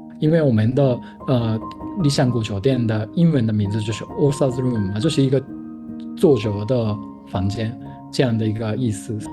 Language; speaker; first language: Chinese; non-native, fluent; Japanese